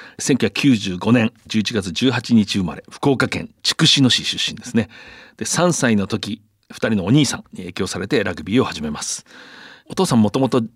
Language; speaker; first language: Japanese; native; Japanese